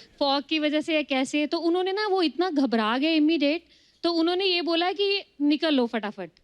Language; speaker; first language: Hindi; native; Hindi